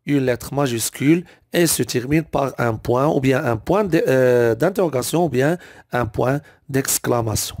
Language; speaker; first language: French; non-native, local second language; Arabic